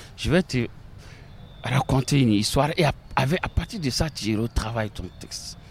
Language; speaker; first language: French; non-native, local second language; Bambara